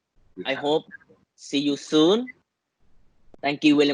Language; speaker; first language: English; non-native, learner; Thai